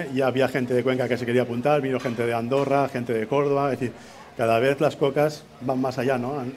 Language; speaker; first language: Spanish; native; Spanish